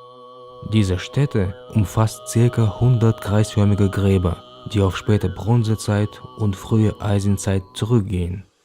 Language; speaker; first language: German; native; German